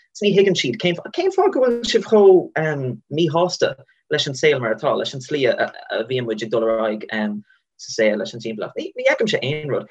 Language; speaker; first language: Irish; native; Irish